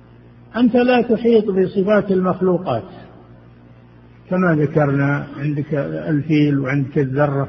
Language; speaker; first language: Arabic; native; Arabic